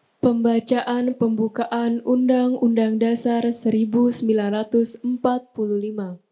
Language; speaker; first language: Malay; non-native, local second language; Balinese